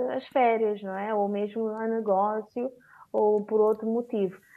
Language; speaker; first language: Portuguese; non-native, local second language; Kabuverdianu